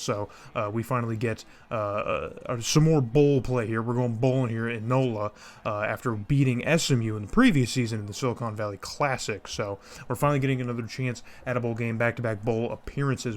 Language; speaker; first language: English; native; English